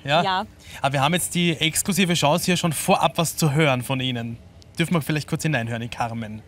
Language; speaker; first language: German; native; German